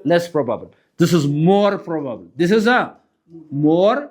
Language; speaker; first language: English; non-native, local second language; Amharic